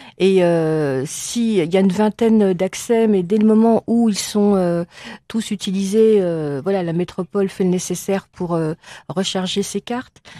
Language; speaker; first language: French; native; French